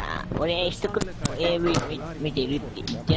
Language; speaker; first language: Japanese; native; Japanese